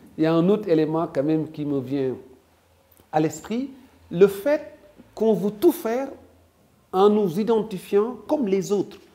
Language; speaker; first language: French; non-native, local second language; Wolof